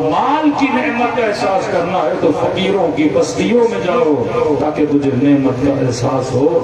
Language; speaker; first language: Urdu; non-native, local second language; Sindhi